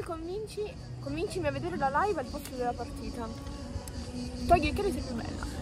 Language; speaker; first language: Italian; native; Italian